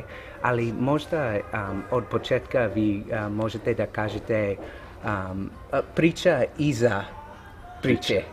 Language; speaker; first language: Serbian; non-native, learner; English